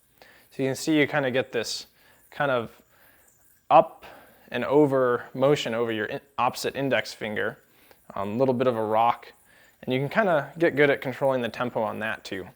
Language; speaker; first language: English; native; English